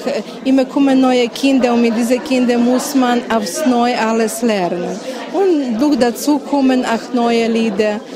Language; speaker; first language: German; non-native, learner; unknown